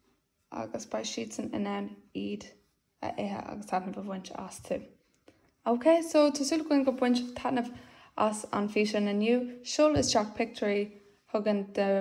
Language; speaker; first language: Irish; non-native, local second language; English